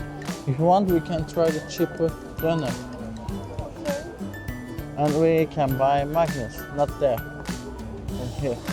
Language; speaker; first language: English; non-native, learner; Turkish